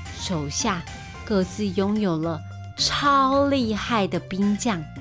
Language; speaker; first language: Chinese; native; Chinese